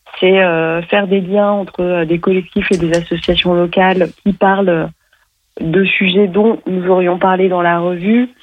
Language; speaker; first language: French; native; French